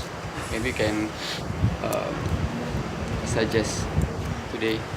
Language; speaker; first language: English; non-native, learner; Malay